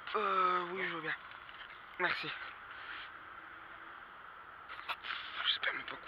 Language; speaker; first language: French; native; French